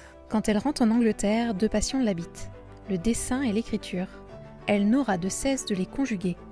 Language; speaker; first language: French; native; French